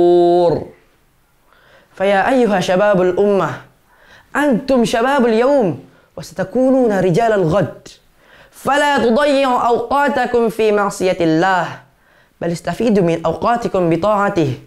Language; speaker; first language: Arabic; non-native, learner; Indonesian